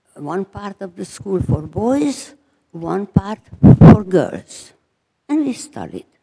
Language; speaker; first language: English; non-native, fluent; Hungarian